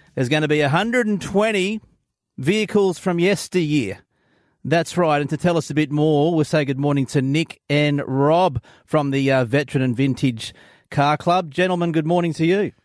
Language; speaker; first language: English; native; English